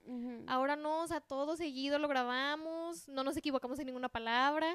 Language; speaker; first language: Spanish; native; Spanish